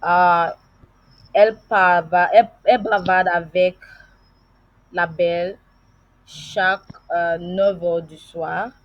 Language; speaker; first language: French; non-native, learner; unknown